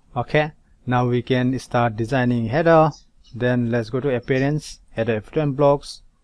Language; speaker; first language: English; non-native, local second language; Manipuri